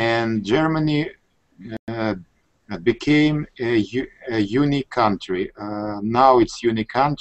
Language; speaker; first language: English; non-native, learner; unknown